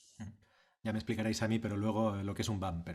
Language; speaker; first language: Spanish; native; Spanish